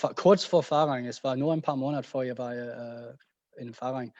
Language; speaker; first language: German; non-native, learner; English